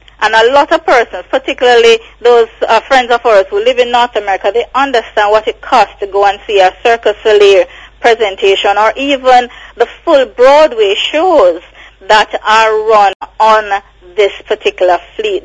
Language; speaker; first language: English; native; English